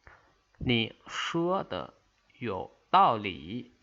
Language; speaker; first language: Chinese; non-native, fluent; Lao